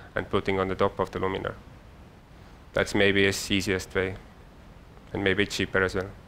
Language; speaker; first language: English; non-native, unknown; Estonian